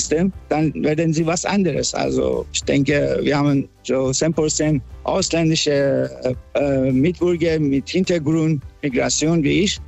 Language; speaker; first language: German; non-native, fluent; Persian